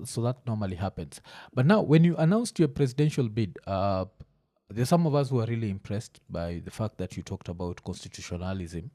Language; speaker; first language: English; non-native, local second language; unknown